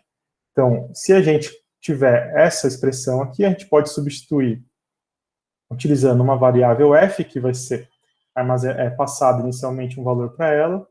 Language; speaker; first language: Portuguese; native; Portuguese